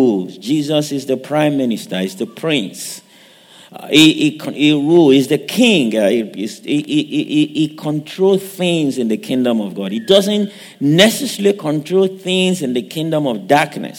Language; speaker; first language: English; non-native, local second language; Yoruba